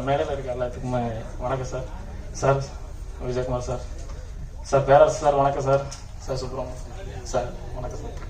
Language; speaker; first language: Tamil; native; Tamil